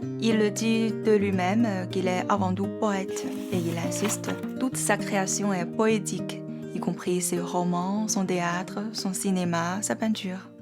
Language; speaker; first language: French; non-native, fluent; Chinese